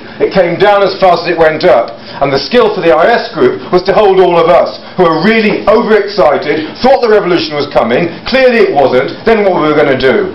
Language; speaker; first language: English; native; English